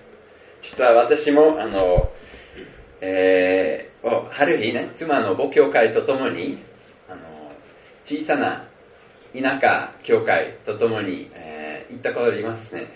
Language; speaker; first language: Japanese; non-native, fluent; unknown